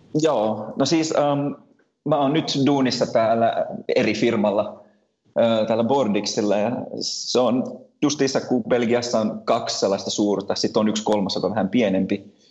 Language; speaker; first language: Finnish; early bilingual, heritage; Finnish